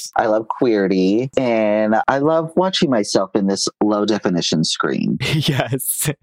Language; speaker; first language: English; native; English